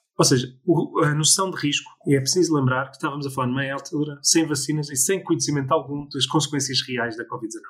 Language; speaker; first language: Portuguese; early bilingual, other home language; English